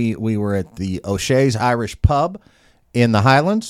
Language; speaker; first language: English; native; English